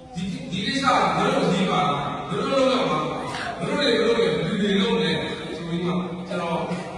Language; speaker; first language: Burmese; non-native, local second language; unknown